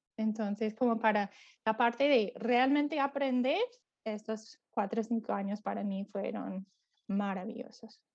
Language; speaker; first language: Spanish; non-native, fluent; English